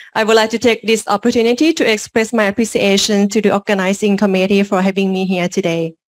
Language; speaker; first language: English; non-native, learner; Lao